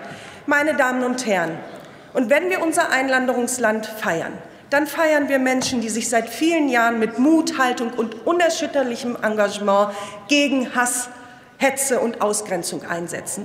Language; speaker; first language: German; early bilingual, other home language; Turkish